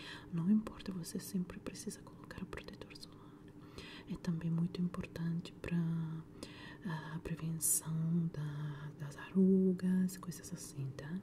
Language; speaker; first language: Portuguese; non-native, fluent; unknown